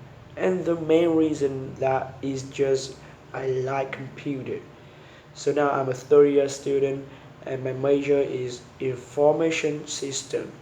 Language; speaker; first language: English; non-native, learner; Vietnamese